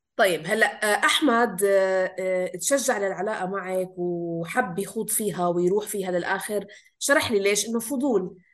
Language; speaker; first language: Arabic; native; Arabic